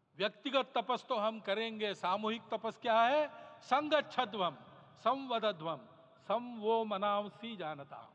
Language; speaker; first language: Hindi; non-native, local second language; Marathi